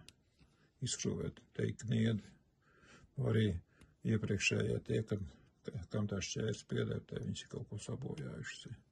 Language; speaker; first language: Latvian; native; Latvian